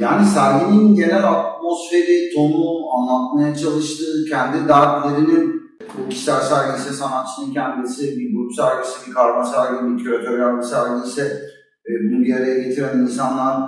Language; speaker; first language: Turkish; native; Turkish